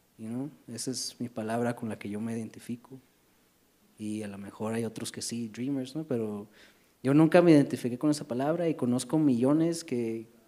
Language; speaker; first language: Spanish; early bilingual, heritage; Spanish